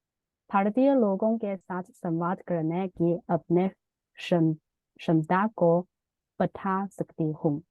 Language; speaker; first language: Hindi; non-native, learner; Chinese